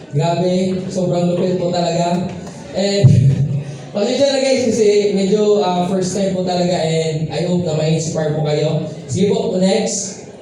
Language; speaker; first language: Filipino; non-native, local second language; Cebuano